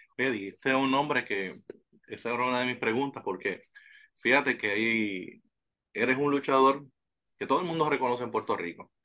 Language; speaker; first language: Spanish; native; Spanish